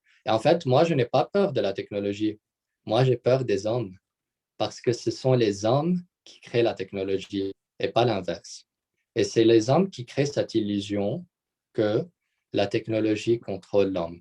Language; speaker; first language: French; non-native, local second language; Arabic